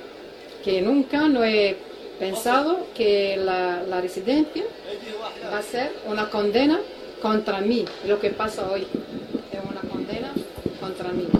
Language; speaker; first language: Spanish; non-native, fluent; Arabic